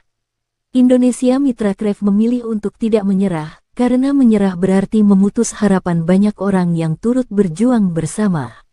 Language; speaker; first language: Indonesian; native; Indonesian